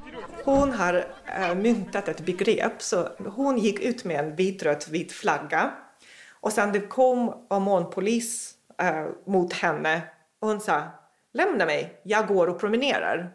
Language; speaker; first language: Swedish; non-native, fluent; Russian